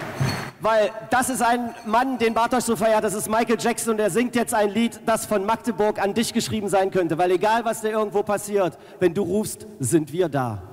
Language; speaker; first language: German; native; German